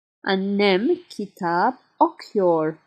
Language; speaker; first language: Turkish; non-native, fluent; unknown